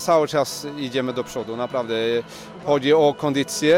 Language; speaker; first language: Polish; non-native, learner; Swedish